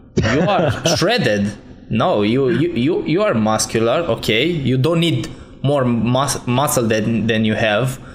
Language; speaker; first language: English; non-native, fluent; Romanian